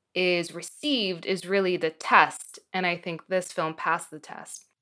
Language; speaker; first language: English; early bilingual, other home language; Arabic